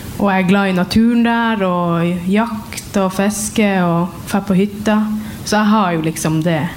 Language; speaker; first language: Norwegian; native; Norwegian